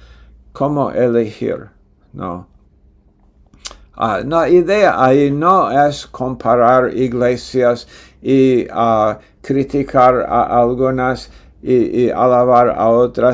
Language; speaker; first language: Spanish; non-native, fluent; English